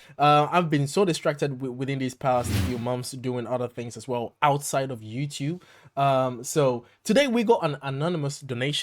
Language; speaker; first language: English; native; English